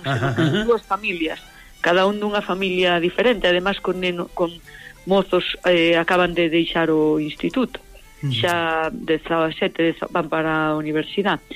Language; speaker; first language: Galician; native; Galician